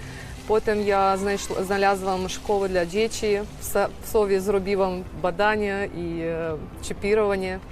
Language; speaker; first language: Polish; non-native, learner; Ukrainian